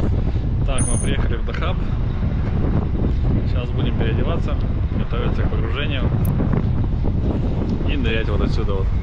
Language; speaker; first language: Russian; native; Russian